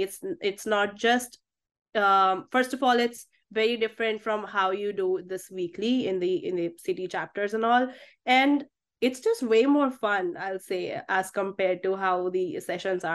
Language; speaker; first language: English; non-native, local second language; Hindi